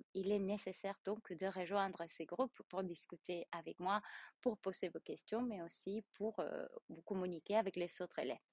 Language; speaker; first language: French; non-native, fluent; Spanish